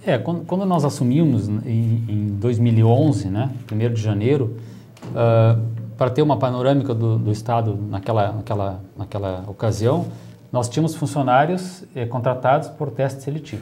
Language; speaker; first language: Portuguese; native; Portuguese